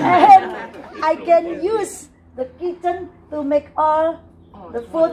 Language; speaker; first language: English; non-native, learner; Indonesian